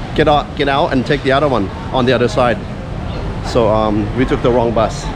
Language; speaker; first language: English; non-native, fluent; Thai